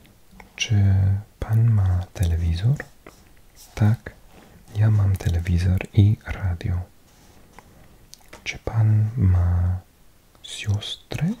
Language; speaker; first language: Polish; non-native, learner; English